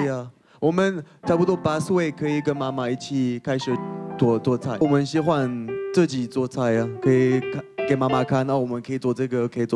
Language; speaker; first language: Chinese; non-native, fluent; French